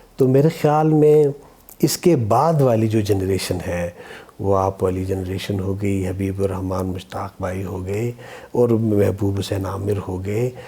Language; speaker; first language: Urdu; non-native, local second language; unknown